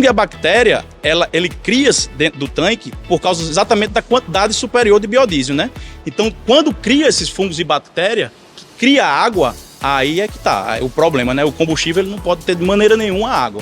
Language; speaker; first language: Portuguese; native; Portuguese